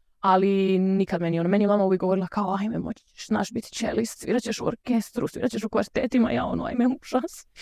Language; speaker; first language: Bosnian; early bilingual, heritage; Croatian